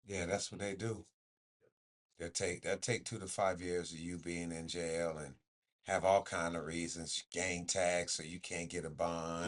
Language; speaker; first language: English; native; English